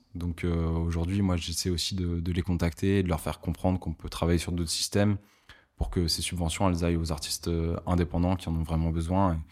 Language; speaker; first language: French; native; French